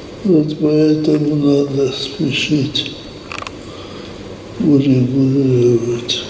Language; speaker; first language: Russian; non-native, local second language; Georgian